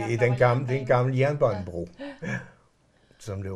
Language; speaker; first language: Danish; native; Danish